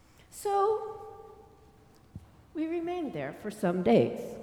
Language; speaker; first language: English; native; English